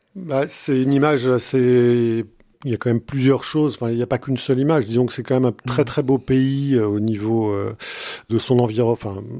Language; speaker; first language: French; native; French